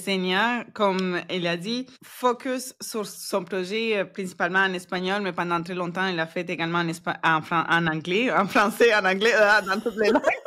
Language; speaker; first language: French; non-native, fluent; Spanish